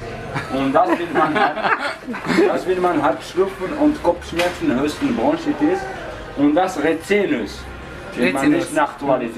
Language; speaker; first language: German; non-native, learner; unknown